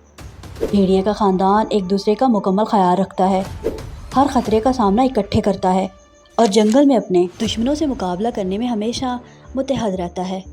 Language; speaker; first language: Urdu; native; Urdu